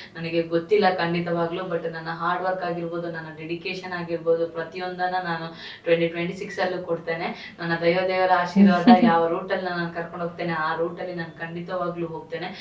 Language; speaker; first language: Kannada; non-native, local second language; Tulu